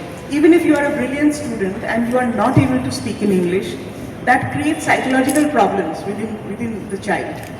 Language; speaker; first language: English; non-native, local second language; Bangla